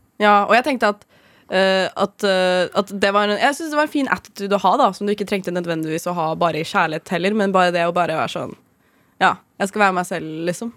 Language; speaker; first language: Norwegian; native; Norwegian